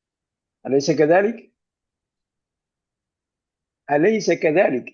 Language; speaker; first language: Arabic; non-native, fluent; Malayalam